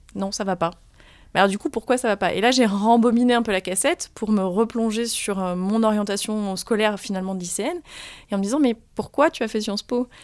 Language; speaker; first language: French; native; French